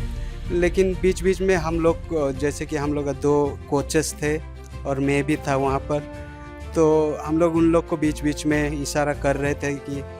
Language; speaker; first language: Hindi; non-native, local second language; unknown